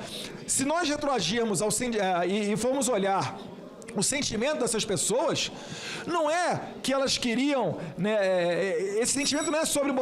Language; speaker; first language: Portuguese; native; Portuguese